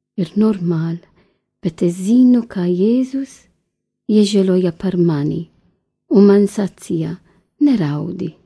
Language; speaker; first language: Latvian; non-native, learner; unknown